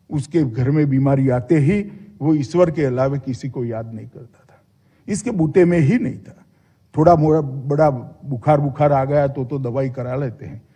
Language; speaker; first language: Hindi; non-native, local second language; Gujarati